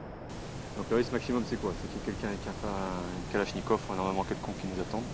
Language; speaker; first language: French; native; French